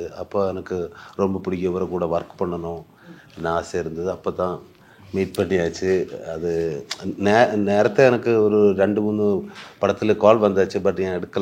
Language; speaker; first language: Tamil; non-native, learner; Malayalam